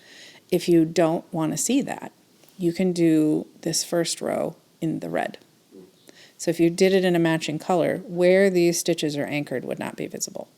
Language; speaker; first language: English; native; English